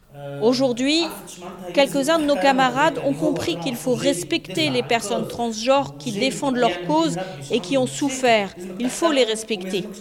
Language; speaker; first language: French; non-native, local second language; Arabic